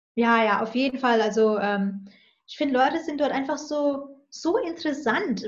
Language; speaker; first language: German; non-native, fluent; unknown